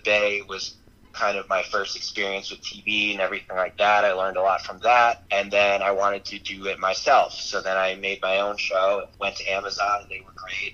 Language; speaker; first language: English; native; English